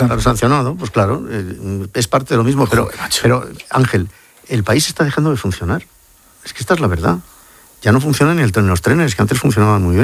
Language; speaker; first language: Spanish; native; Spanish